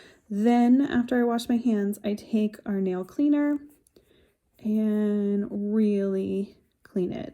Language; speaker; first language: English; native; English